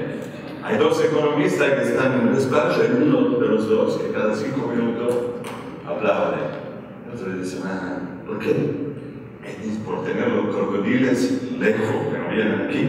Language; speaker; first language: Spanish; non-native, fluent; Italian